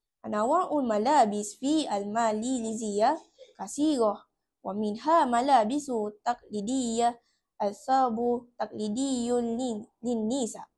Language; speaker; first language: Arabic; non-native, learner; Malay